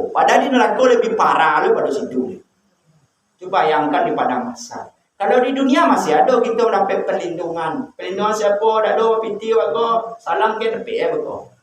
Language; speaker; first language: Malay; non-native, local second language; Minangkabau